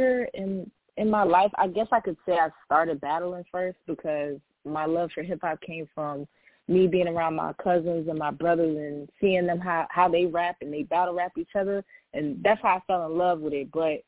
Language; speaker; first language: English; native; English